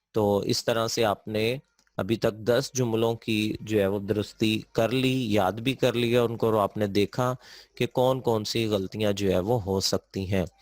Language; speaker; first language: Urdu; non-native, local second language; Punjabi